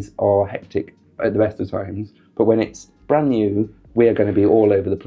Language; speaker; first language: English; native; English